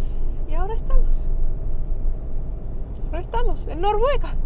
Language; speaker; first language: Spanish; non-native, learner; Finnish